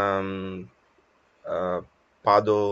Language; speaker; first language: French; non-native, learner; Telugu